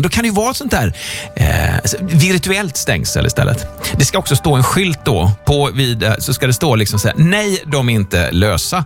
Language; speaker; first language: Swedish; native; Swedish